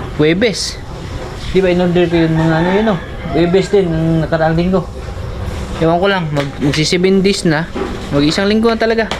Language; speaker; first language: Filipino; non-native, local second language; Cebuano